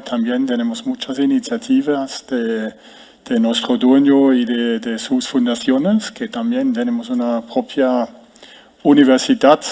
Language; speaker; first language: Spanish; non-native, fluent; German